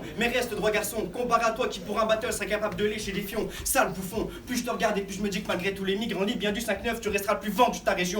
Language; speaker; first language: French; native; French